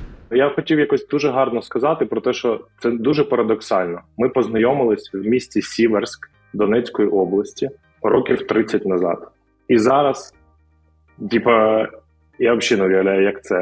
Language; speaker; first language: Ukrainian; non-native, local second language; Russian